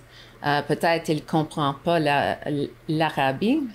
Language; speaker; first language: French; non-native, local second language; English